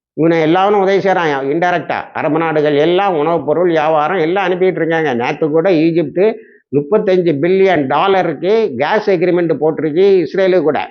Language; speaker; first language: Tamil; native; Tamil